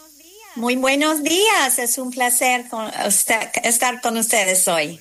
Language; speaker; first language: Spanish; non-native, fluent; English